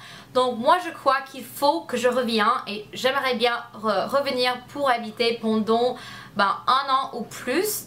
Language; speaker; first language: French; non-native, learner; English